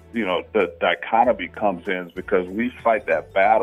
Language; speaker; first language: English; non-native, fluent; Haitian Creole